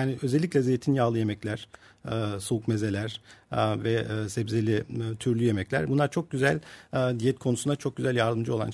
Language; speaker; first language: Turkish; early bilingual, heritage; Turkish